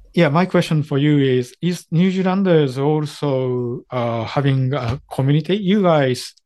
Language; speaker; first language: English; non-native, fluent; Japanese